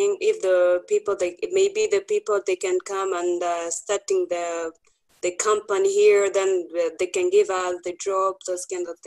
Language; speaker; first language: English; non-native, local second language; Kinyarwanda